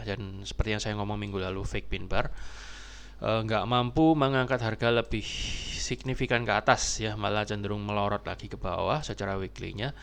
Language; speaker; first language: Indonesian; native; Indonesian